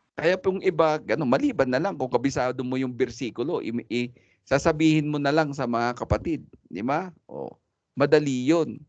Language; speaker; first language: Filipino; non-native, local second language; Cebuano